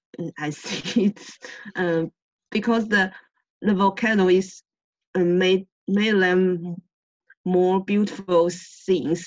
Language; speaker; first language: English; non-native, learner; Chinese